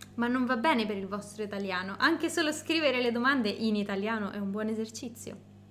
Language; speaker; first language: Italian; non-native, fluent; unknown